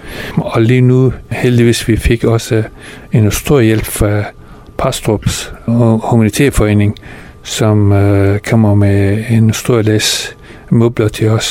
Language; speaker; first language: Danish; non-native, fluent; Persian